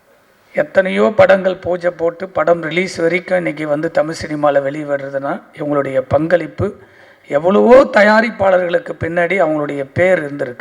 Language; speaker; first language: Tamil; native; Tamil